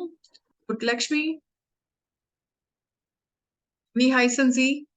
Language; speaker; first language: German; non-native, learner; Hindi